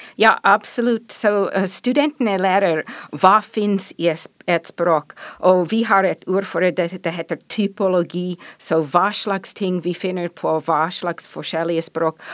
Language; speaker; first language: Norwegian; non-native, fluent; English